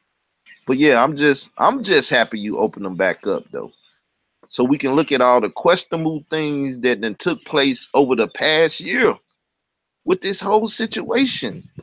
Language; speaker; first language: English; native; English